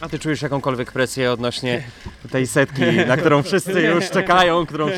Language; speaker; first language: Polish; native; Polish